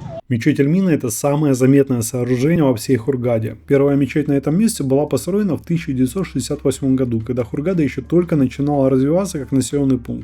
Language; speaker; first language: Russian; native; Russian